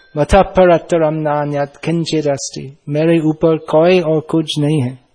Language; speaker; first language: Hindi; non-native, fluent; English